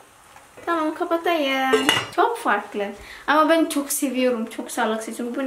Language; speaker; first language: Turkish; non-native, learner; Indonesian